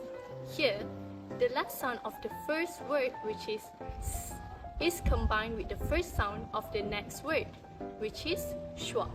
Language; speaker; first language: English; non-native, local second language; Malay